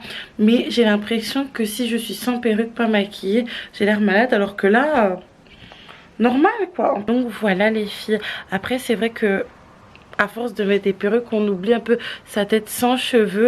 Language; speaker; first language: French; native; French